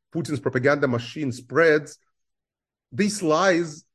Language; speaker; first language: English; non-native, fluent; Russian